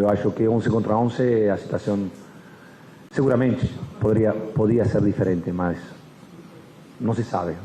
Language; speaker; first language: Portuguese; non-native, fluent; Spanish